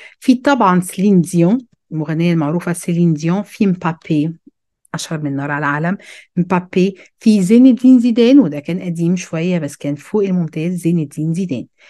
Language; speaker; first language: Arabic; early bilingual, heritage; Arabic